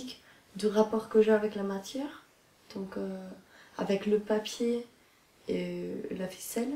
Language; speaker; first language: French; non-native, fluent; Italian